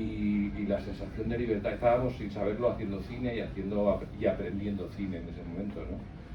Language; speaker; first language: Spanish; native; Spanish